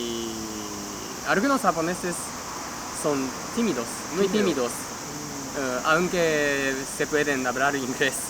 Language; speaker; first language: Spanish; non-native, learner; Japanese